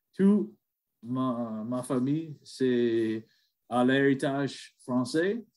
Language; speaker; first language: French; non-native, learner; English